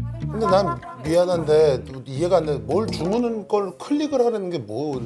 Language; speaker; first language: Korean; native; Korean